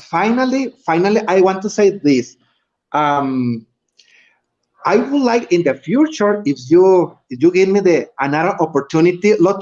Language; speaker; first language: English; non-native, learner; Spanish